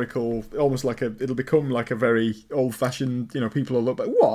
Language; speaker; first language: English; native; English